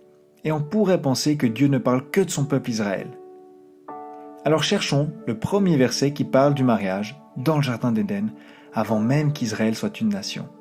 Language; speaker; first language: French; native; French